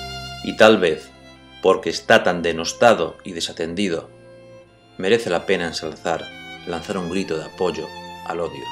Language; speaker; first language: Spanish; native; Spanish